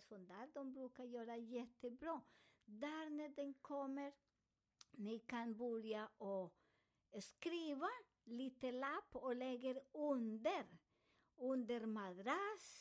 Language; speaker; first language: Swedish; non-native, fluent; Spanish